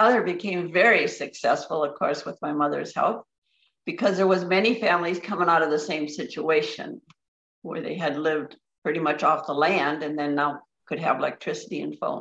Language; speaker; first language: English; native; English